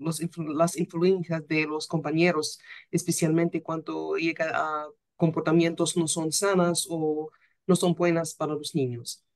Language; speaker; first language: Spanish; non-native, fluent; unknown